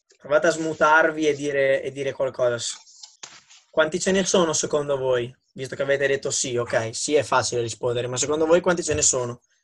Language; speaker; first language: Italian; native; Italian